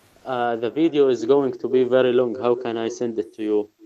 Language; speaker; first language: English; non-native, fluent; Arabic